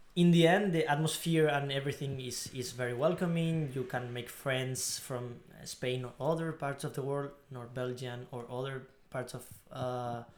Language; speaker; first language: English; non-native, fluent; Spanish